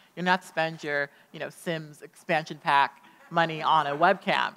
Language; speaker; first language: English; native; English